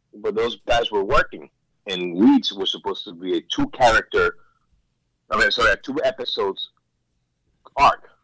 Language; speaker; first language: English; early bilingual, other home language; Spanish